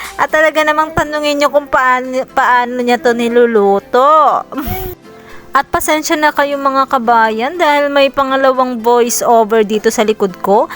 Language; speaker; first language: Filipino; non-native, local second language; Bikol